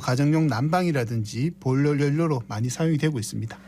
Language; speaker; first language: Korean; native; Korean